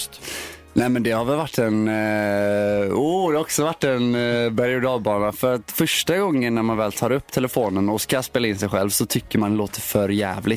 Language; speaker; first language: Swedish; native; Swedish